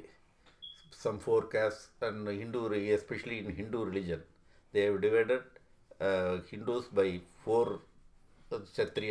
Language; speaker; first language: English; non-native, local second language; Tamil